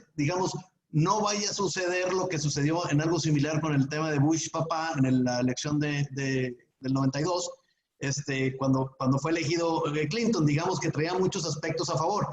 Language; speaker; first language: Spanish; native; Spanish